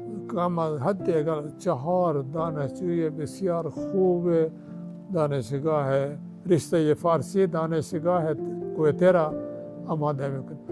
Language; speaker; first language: Persian; non-native, fluent; Urdu